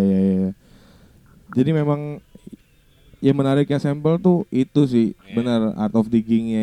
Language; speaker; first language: Indonesian; native; Indonesian